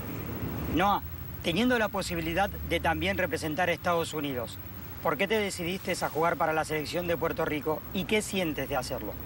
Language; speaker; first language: Spanish; native; Spanish